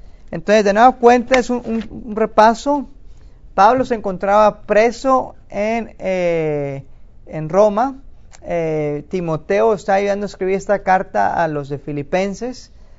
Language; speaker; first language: Spanish; native; Spanish